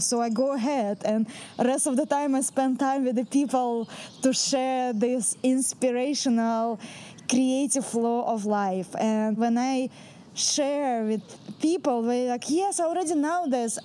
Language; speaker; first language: English; non-native, fluent; Russian